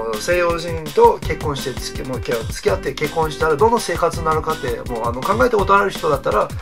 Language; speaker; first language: Japanese; non-native, fluent; English